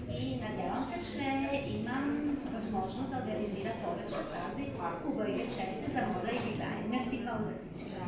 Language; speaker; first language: Bulgarian; non-native, learner; Italian